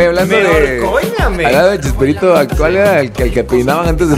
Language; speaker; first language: Spanish; native; Spanish